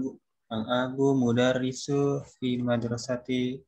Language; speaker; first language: Arabic; non-native, learner; Indonesian